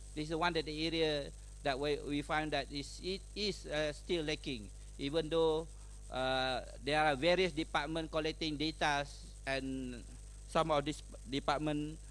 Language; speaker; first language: English; non-native, local second language; Malay